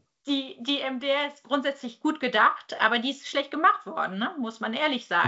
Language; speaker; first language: German; native; German